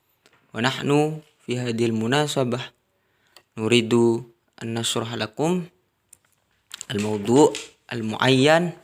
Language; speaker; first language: Arabic; non-native, learner; Indonesian